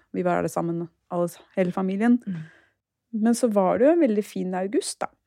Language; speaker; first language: Norwegian; early bilingual, other home language; Turkish